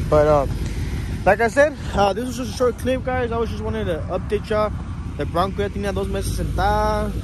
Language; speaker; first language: English; early bilingual, other home language; Spanish